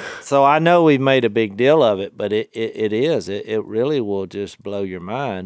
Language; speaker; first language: English; native; English